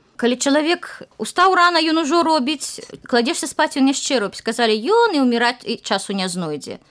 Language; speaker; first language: Belarusian; native; Belarusian